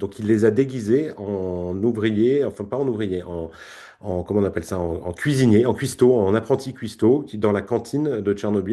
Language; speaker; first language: French; native; French